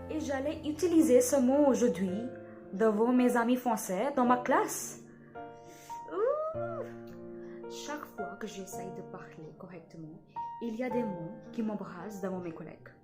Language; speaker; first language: French; non-native, learner; Hindi